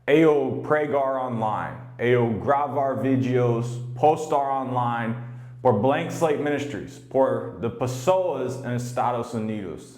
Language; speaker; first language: Portuguese; non-native, learner; English